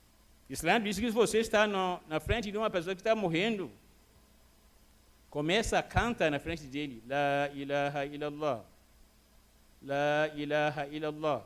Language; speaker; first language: Portuguese; non-native, fluent; Arabic